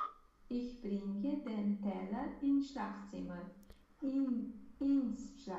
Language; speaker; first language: German; non-native, learner; Romanian